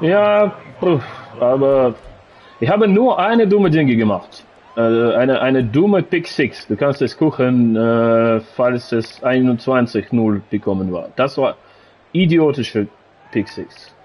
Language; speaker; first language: German; non-native, learner; Russian